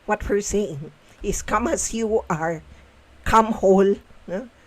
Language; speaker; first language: English; non-native, local second language; Filipino